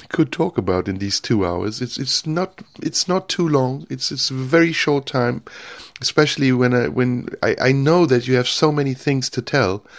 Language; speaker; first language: English; non-native, fluent; Turkish